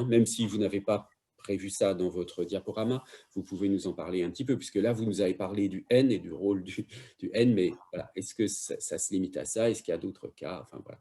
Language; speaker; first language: French; native; French